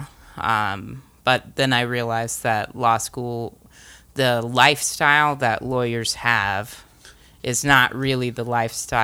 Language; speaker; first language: English; native; English